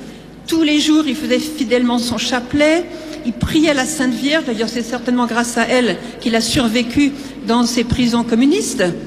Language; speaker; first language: French; native; French